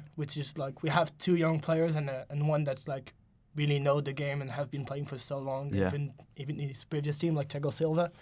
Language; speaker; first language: English; non-native, fluent; French